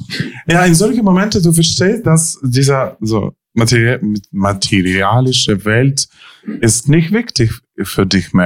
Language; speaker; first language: German; non-native, learner; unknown